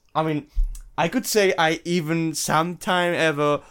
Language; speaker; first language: English; non-native, fluent; Spanish